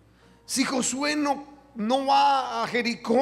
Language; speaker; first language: Spanish; native; Spanish